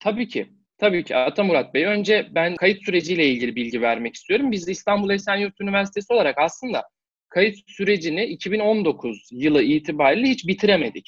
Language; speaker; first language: Turkish; native; Turkish